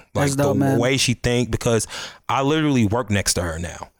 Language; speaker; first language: English; native; English